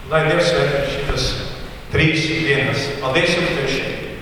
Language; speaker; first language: Latvian; non-native, learner; Portuguese